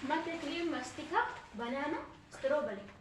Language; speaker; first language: Arabic; non-native, learner; Oromo